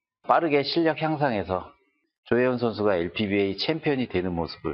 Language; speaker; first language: Korean; native; Korean